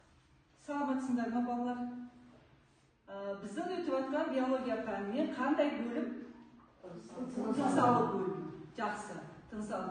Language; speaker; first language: Kazakh; native; Kazakh